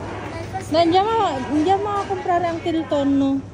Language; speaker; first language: Italian; non-native, fluent; Filipino